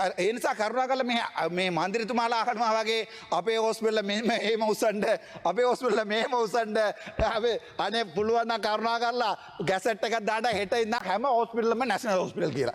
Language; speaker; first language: Sinhala; non-native, local second language; Tamil